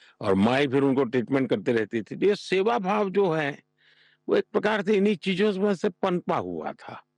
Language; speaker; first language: Hindi; non-native, local second language; Gujarati